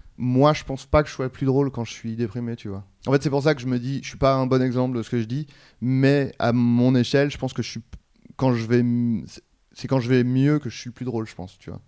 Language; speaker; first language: French; native; French